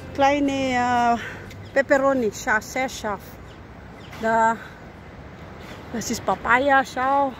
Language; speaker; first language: German; non-native, learner; Filipino